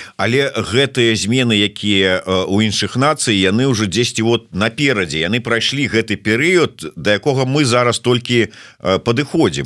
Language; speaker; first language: Belarusian; non-native, local second language; Russian